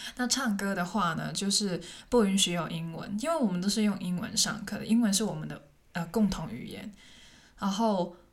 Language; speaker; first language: Chinese; non-native, local second language; Cantonese